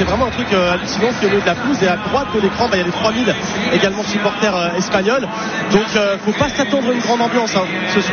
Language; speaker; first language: French; native; French